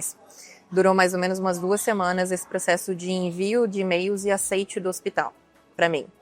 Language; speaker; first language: Portuguese; native; Portuguese